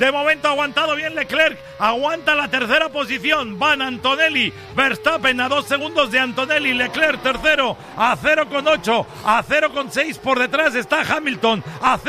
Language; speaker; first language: Spanish; native; Spanish